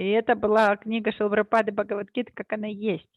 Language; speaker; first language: Russian; native; Russian